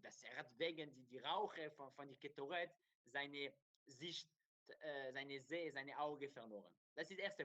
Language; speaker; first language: German; non-native, learner; Hebrew